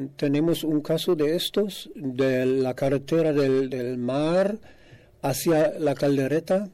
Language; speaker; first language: Spanish; non-native, fluent; German